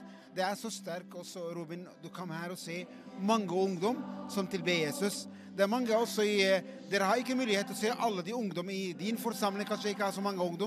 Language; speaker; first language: Swedish; non-native, fluent; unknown